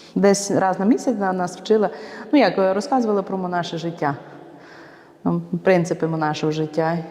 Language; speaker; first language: Ukrainian; native; Ukrainian